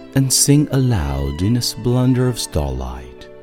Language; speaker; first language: English; non-native, fluent; Chinese